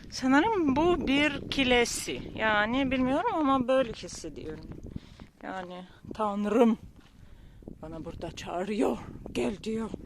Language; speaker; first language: Turkish; non-native, learner; Russian